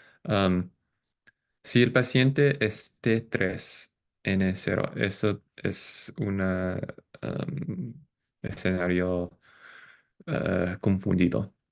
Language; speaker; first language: Spanish; non-native, fluent; English